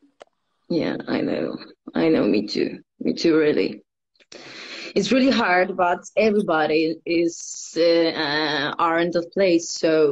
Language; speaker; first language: English; non-native, fluent; Polish